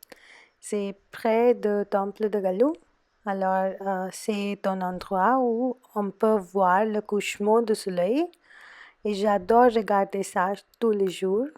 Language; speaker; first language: French; non-native, fluent; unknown